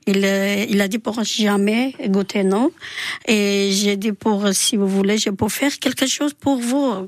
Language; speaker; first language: French; non-native, learner; Georgian